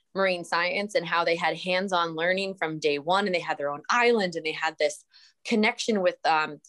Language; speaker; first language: English; native; English